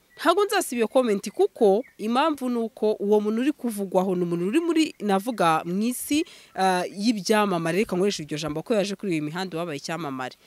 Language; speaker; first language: Kinyarwanda; native; Kinyarwanda